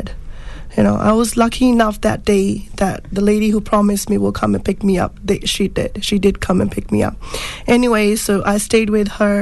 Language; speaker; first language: English; non-native, local second language; Punjabi